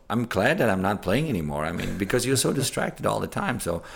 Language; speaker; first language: English; non-native, fluent; German